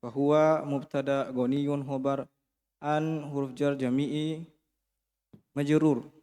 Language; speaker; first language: Arabic; non-native, learner; Indonesian